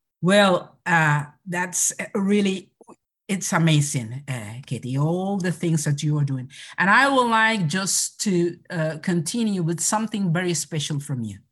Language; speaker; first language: English; non-native, local second language; Spanish